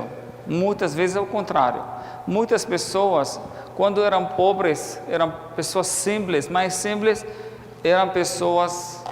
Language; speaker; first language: Portuguese; non-native, fluent; Arabic